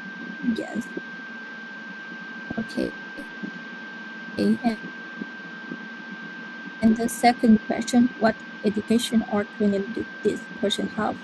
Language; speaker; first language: English; non-native, learner; Vietnamese